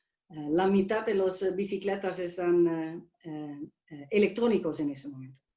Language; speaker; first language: Spanish; non-native, fluent; Dutch